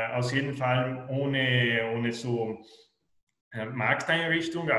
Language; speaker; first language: German; non-native, local second language; Italian